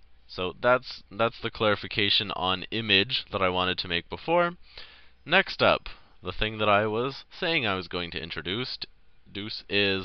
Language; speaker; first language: English; native; English